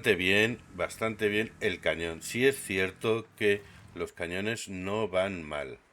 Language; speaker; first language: Spanish; native; Spanish